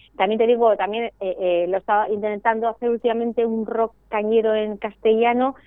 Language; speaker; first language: Spanish; native; Spanish